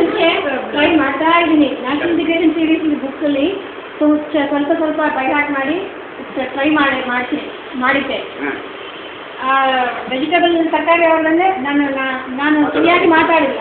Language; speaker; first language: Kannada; non-native, learner; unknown